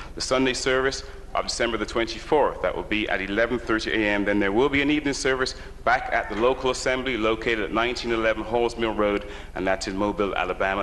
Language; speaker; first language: English; native; English